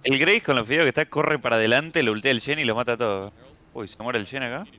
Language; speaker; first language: Spanish; native; Spanish